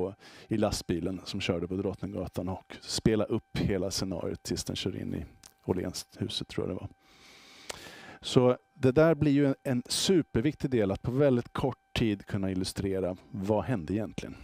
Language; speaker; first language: Swedish; native; Swedish